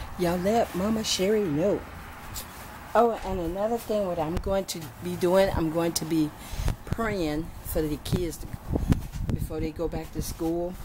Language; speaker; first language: English; native; English